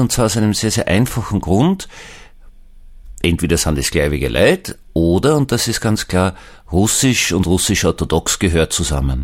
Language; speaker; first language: German; native; German